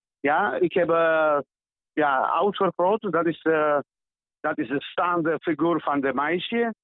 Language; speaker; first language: Dutch; non-native, learner; Georgian